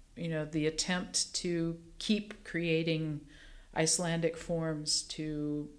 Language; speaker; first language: English; native; English